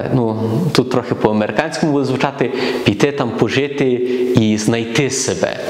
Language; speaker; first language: Ukrainian; early bilingual, heritage; Ukrainian